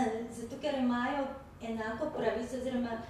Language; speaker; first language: Slovenian; non-native, learner; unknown